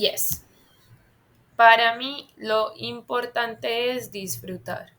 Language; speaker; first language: Spanish; non-native, fluent; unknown